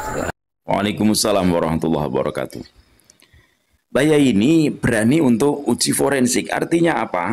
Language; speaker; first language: Indonesian; non-native, local second language; Javanese